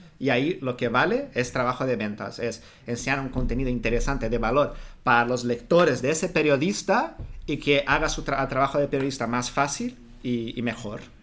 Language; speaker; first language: Spanish; non-native, fluent; Portuguese